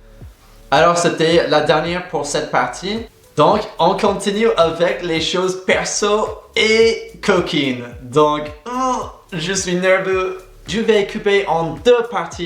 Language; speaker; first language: French; non-native, fluent; English